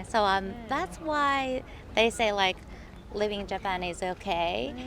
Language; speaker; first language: English; non-native, learner; Japanese